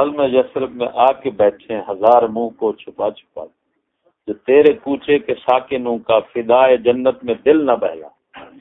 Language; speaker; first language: Urdu; non-native, local second language; Punjabi